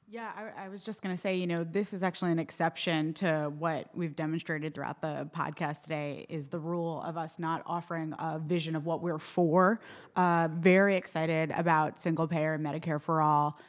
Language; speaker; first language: English; native; English